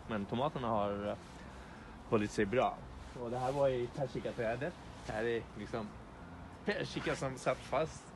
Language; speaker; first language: Swedish; non-native, fluent; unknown